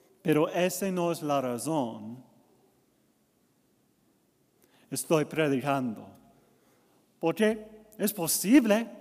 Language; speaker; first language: Spanish; non-native, learner; English